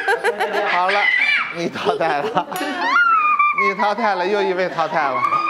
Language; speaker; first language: Chinese; native; Chinese